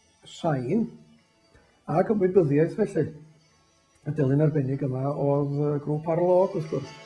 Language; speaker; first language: Welsh; native; Welsh